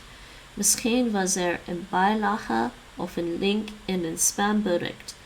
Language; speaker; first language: Dutch; non-native, learner; English